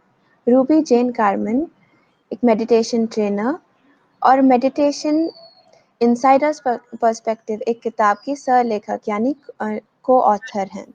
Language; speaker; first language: Hindi; native; Hindi